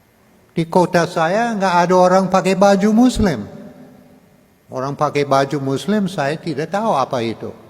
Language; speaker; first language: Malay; non-native, learner; English